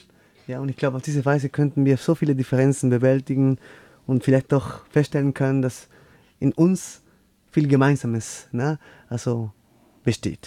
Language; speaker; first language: German; non-native, fluent; Spanish